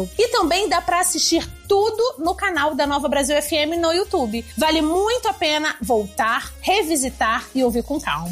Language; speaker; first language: Portuguese; native; Portuguese